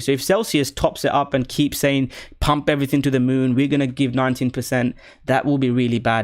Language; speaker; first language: English; native; English